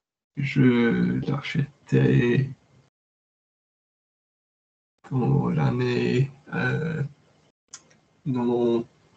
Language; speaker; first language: French; non-native, learner; English